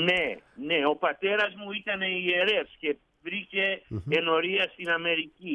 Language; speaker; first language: Greek; early bilingual, heritage; Greek